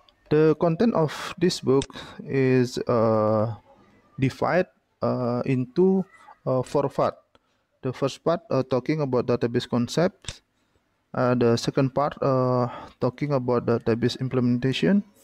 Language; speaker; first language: English; non-native, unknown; Indonesian